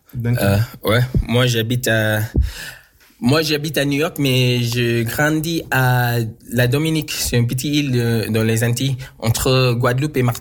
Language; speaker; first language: French; non-native, local second language; English